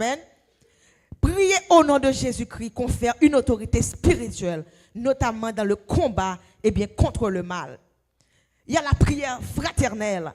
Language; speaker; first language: French; non-native, local second language; Haitian Creole